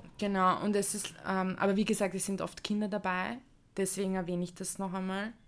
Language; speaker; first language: German; early bilingual, other home language; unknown